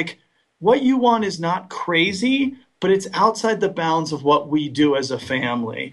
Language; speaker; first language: English; native; English